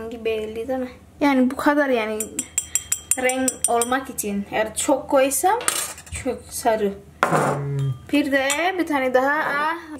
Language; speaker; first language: Turkish; non-native, learner; Indonesian